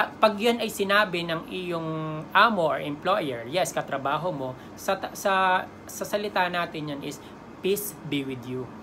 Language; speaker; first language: Filipino; native; Filipino